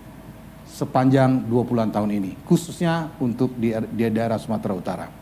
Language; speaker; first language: Indonesian; native; Indonesian